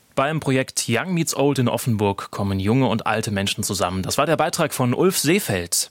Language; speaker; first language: German; native; German